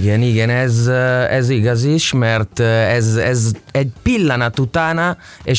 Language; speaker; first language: Hungarian; non-native, learner; Italian